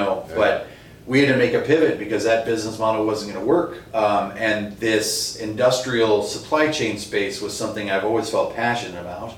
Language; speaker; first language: English; native; English